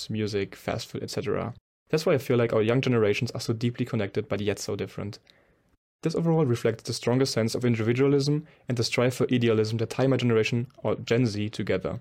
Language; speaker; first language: English; non-native, fluent; German